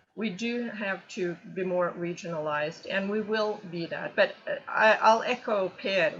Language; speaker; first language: English; non-native, fluent; Norwegian